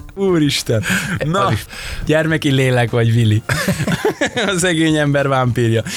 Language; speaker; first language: Hungarian; native; Hungarian